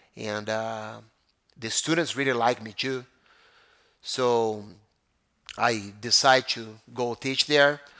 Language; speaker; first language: English; non-native, fluent; Portuguese